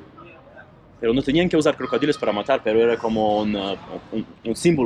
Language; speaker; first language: Spanish; non-native, learner; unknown